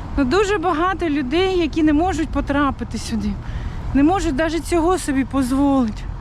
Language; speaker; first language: Ukrainian; non-native, local second language; Russian